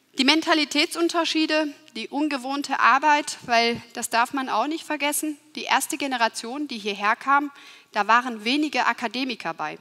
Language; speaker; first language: German; early bilingual, other home language; Turkish